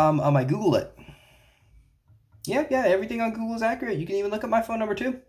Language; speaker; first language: English; native; English